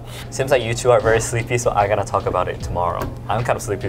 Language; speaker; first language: English; non-native, fluent; Korean